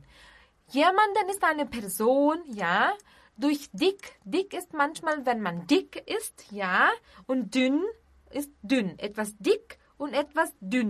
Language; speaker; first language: German; non-native, fluent; Portuguese